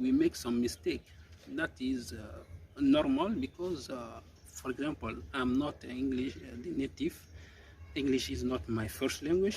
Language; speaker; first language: English; non-native, learner; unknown